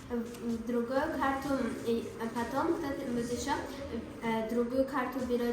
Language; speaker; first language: Russian; non-native, local second language; Tajik